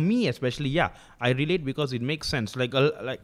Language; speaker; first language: English; non-native, local second language; Tamil